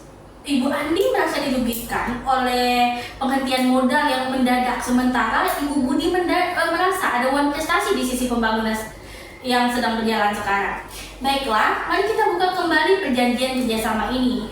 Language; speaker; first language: Indonesian; native; Indonesian